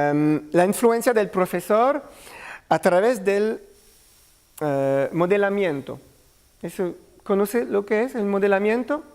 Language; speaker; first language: Spanish; non-native, learner; French